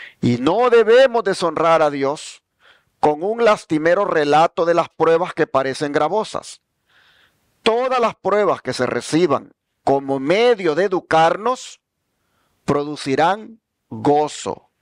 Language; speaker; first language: Spanish; native; Spanish